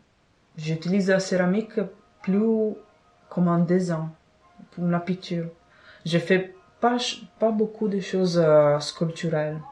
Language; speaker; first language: French; non-native, fluent; Italian